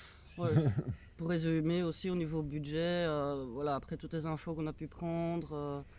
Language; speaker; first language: French; native; French